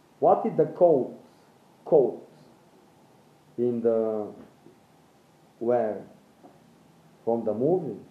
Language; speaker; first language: English; non-native, learner; Bulgarian